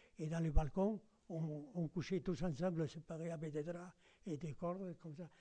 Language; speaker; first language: French; non-native, fluent; Spanish